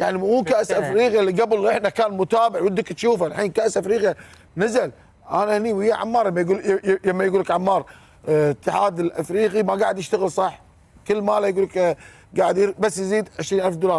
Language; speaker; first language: Arabic; native; Arabic